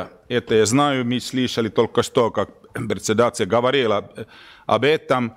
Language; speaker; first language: Russian; non-native, learner; Finnish